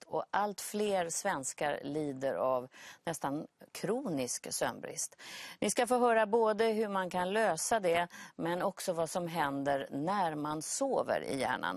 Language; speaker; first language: Swedish; native; Swedish